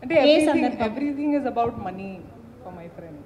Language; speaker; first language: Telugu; non-native, local second language; Hindi